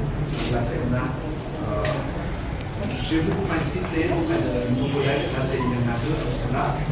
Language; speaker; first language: French; non-native, fluent; Vietnamese